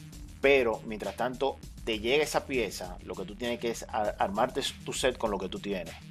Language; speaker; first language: Spanish; native; Spanish